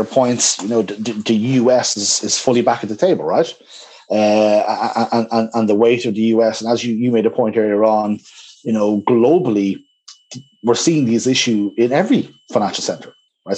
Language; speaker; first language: English; native; English